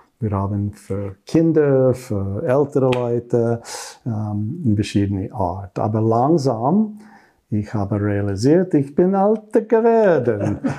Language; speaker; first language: German; non-native, learner; English